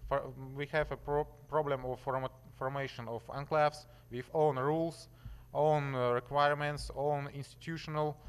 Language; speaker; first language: English; non-native, learner; Russian